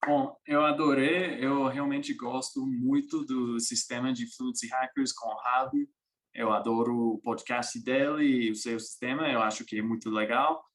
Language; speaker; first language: Portuguese; non-native, fluent; English